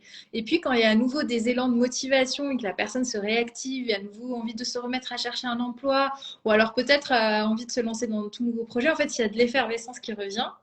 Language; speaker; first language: French; native; French